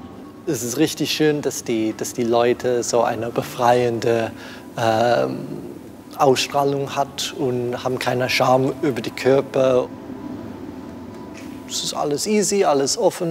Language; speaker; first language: German; non-native, fluent; English